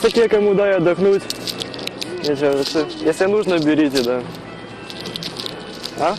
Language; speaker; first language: Russian; native; Russian